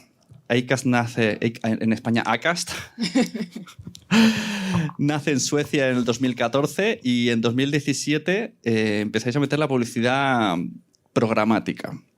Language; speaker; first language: Spanish; native; Spanish